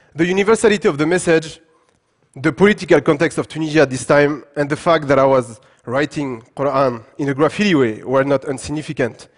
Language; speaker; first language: English; non-native, fluent; French